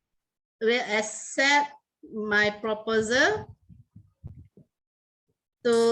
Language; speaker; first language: English; non-native, learner; Malay